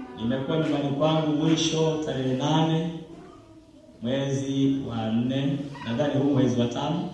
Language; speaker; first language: Swahili; non-native, local second language; Luyia